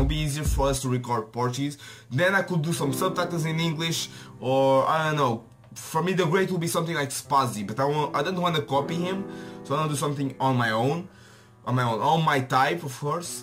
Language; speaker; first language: English; non-native, fluent; Portuguese